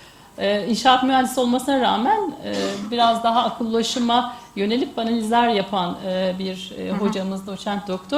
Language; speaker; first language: Turkish; native; Turkish